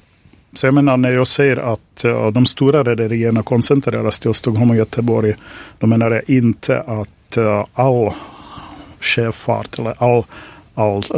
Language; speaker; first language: Swedish; non-native, fluent; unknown